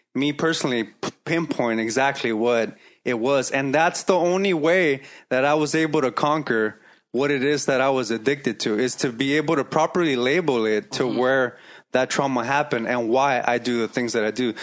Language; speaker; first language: English; early bilingual, other home language; Spanish